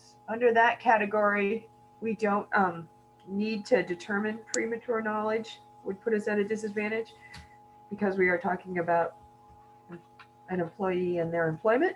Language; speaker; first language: English; native; English